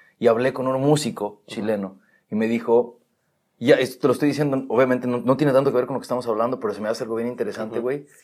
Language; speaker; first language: Spanish; native; Spanish